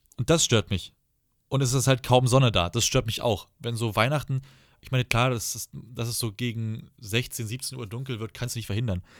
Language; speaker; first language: German; native; German